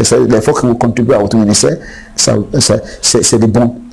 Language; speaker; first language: French; non-native, fluent; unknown